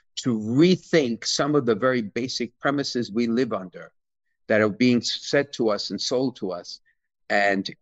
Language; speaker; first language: English; native; English